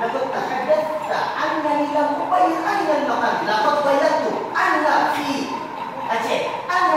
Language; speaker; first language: Arabic; non-native, learner; Indonesian